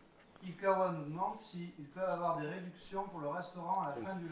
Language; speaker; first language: French; native; French